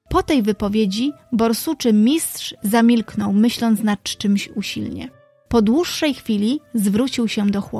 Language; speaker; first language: Polish; native; Polish